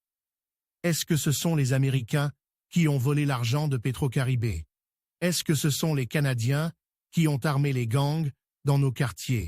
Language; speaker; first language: French; non-native, local second language; Haitian Creole